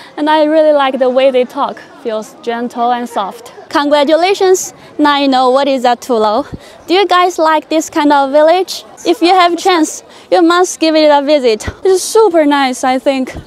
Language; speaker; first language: English; non-native, fluent; Chinese